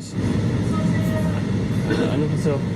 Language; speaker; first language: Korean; non-native, learner; English